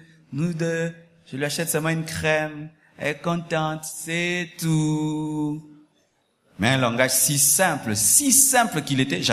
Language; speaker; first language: French; non-native, local second language; Lingala